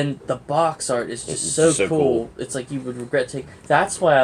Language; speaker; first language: English; native; English